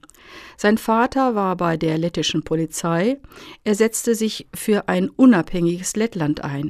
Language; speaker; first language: German; native; German